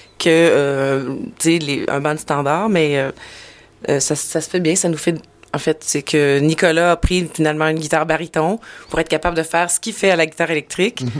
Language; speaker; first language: French; native; French